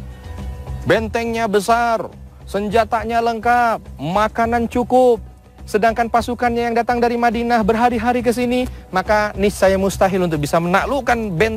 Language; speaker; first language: Indonesian; native; Indonesian